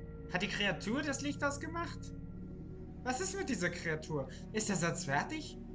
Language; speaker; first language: German; native; German